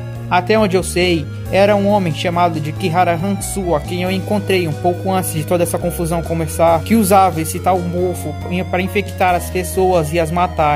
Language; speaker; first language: Portuguese; native; Portuguese